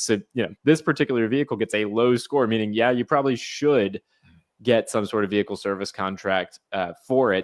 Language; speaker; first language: English; native; English